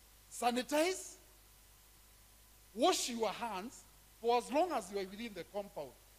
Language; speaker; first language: English; non-native, local second language; Kikuyu